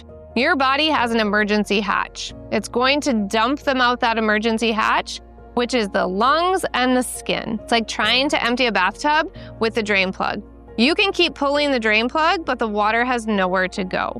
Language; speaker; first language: English; native; English